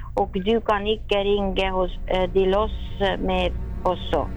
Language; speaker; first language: Norwegian; non-native, learner; Estonian